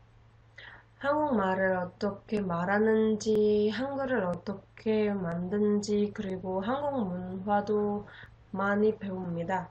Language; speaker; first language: Korean; non-native, learner; Indonesian